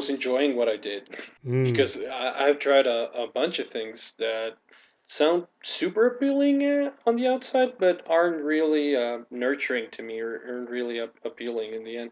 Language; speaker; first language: English; non-native, fluent; Spanish